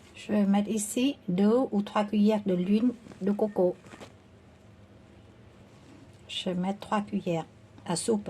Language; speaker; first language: French; non-native, learner; Vietnamese